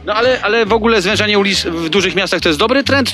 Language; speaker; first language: Polish; native; Polish